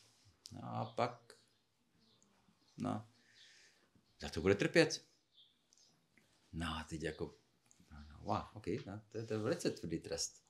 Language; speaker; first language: Czech; non-native, fluent; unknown